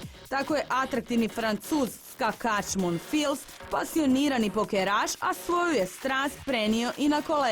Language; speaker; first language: Croatian; native; Croatian